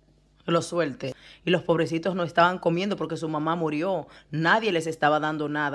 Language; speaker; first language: Spanish; native; Spanish